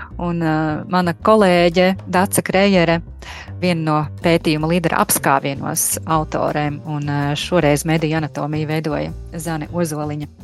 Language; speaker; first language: Latvian; native; Latvian